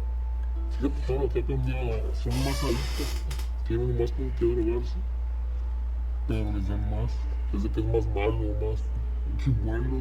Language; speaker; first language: Spanish; native; Spanish